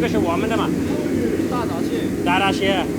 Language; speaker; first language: Chinese; non-native, fluent; English